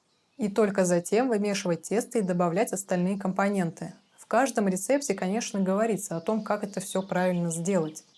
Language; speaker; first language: Russian; native; Russian